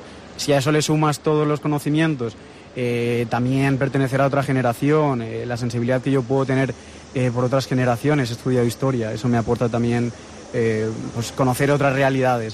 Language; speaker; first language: Spanish; native; Spanish